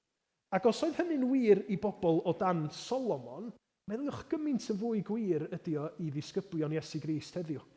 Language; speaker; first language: Welsh; native; Welsh